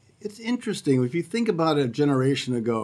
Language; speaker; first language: English; native; English